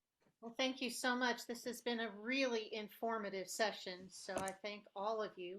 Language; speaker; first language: English; native; English